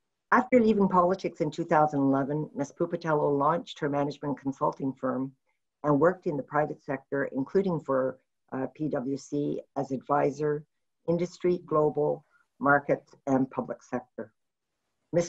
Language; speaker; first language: English; native; English